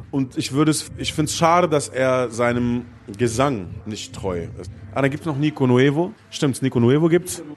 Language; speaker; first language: German; native; German